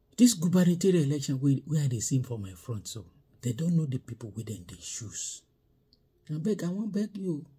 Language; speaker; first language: Nigerian Pidgin; non-native, local second language; Yoruba